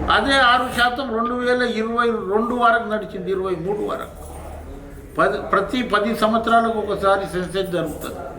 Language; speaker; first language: Telugu; non-native, local second language; Lambadi